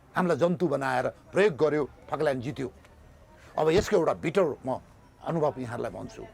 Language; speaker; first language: Nepali; native; Nepali